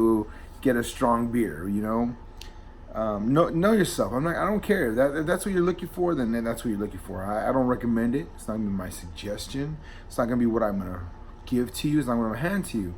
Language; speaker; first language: English; native; English